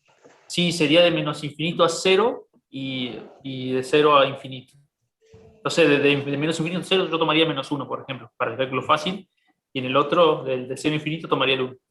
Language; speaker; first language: Spanish; native; Spanish